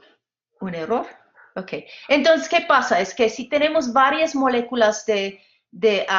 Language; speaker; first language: Spanish; non-native, fluent; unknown